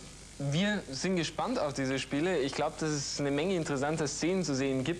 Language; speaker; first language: German; native; German